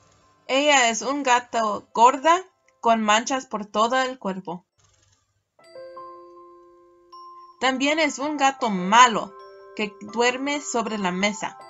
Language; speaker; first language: Spanish; non-native, learner; English